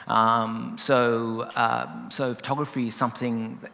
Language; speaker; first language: English; native; English